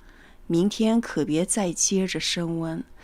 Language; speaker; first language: Chinese; native; Chinese